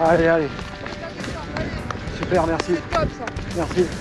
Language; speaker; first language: French; native; French